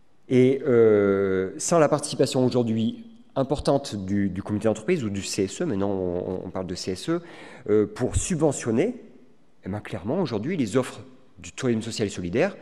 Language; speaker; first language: French; native; French